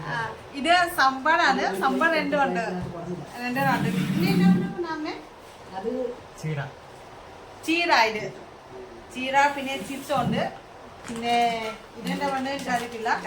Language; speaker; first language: Malayalam; non-native, learner; Bodo